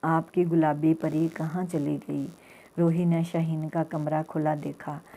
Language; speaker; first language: Hindi; non-native, local second language; Punjabi